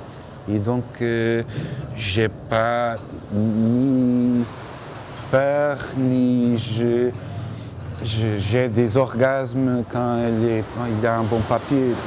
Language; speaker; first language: French; non-native, fluent; Portuguese